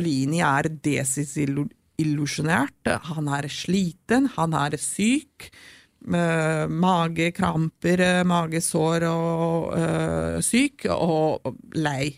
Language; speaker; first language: Norwegian; non-native, fluent; Italian